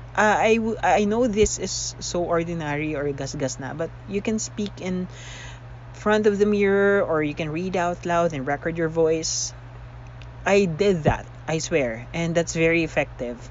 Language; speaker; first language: English; non-native, local second language; Filipino